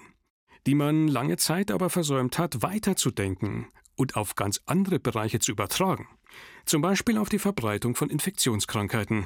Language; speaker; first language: German; native; German